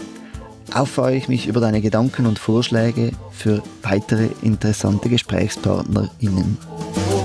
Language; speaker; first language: German; native; German